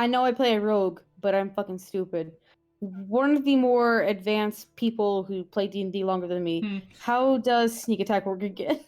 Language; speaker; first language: English; native; English